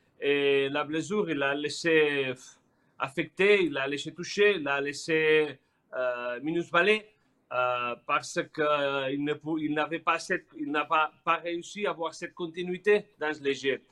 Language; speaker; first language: French; non-native, learner; Spanish